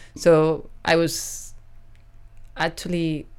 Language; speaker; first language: English; non-native, fluent; Spanish